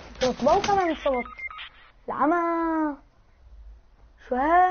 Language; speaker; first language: Arabic; native; Arabic